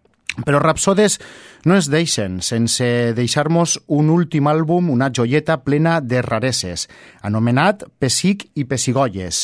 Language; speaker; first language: Catalan; native; Catalan